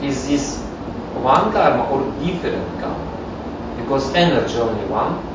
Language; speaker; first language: English; non-native, learner; Russian